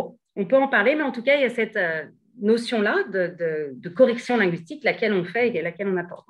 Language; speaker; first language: French; native; French